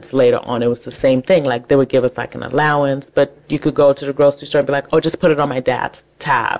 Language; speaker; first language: English; native; English